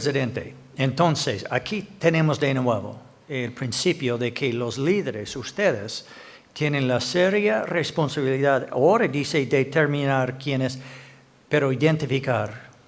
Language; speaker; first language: Spanish; non-native, fluent; English